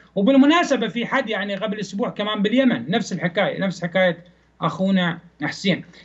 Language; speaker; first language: Arabic; non-native, fluent; Persian